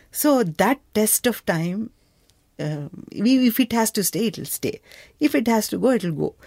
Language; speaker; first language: English; non-native, local second language; Kannada